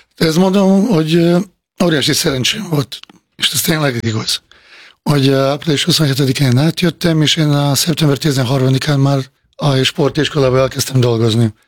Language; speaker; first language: Hungarian; non-native, fluent; Bosnian